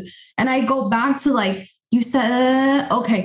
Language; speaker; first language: English; non-native, fluent; Spanish